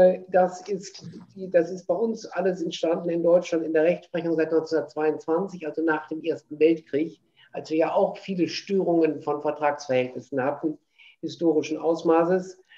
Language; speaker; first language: German; native; German